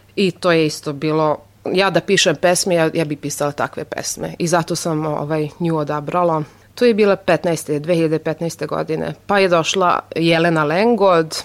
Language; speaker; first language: Serbian; non-native, local second language; Hungarian